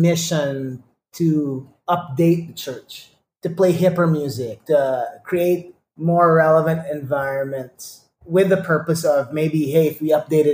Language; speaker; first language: English; non-native, local second language; Filipino